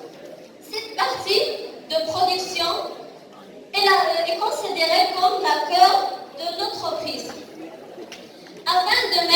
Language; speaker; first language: French; non-native, learner; Arabic